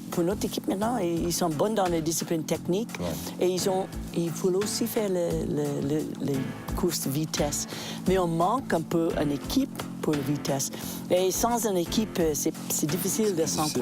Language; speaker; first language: French; non-native, local second language; English